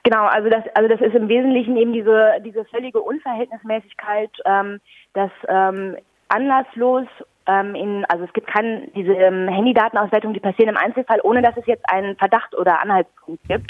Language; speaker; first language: German; native; German